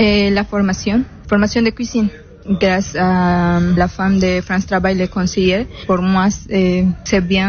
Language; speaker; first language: French; non-native, learner; Spanish